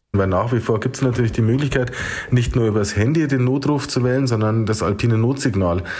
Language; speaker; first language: German; native; German